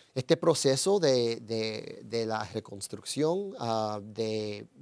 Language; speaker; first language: Spanish; early bilingual, heritage; Spanish